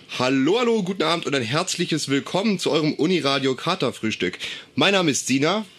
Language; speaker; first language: German; native; German